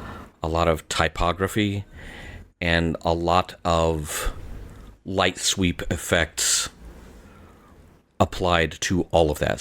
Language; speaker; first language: English; native; English